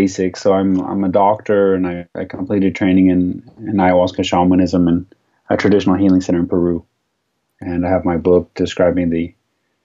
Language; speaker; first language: English; native; English